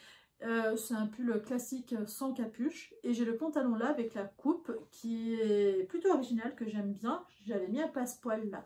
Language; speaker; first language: French; native; French